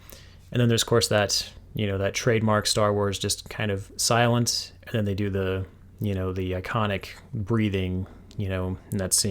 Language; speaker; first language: English; native; English